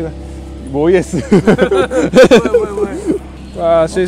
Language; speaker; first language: Chinese; non-native, learner; Japanese